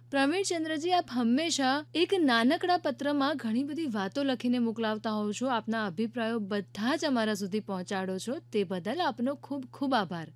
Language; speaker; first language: Gujarati; native; Gujarati